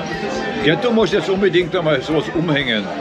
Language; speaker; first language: German; native; German